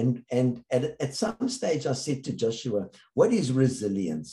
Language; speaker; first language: English; native; English